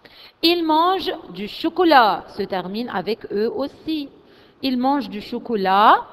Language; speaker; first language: French; non-native, fluent; Arabic